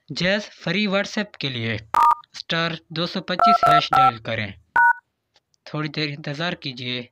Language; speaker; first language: Urdu; native; Urdu